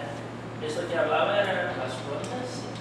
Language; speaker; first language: Spanish; non-native, fluent; Portuguese